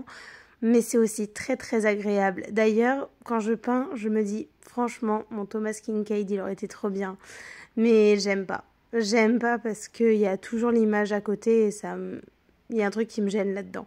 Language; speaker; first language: French; native; French